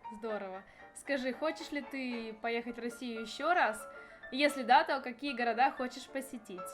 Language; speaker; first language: Russian; native; Russian